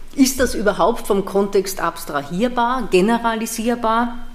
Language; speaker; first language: German; native; German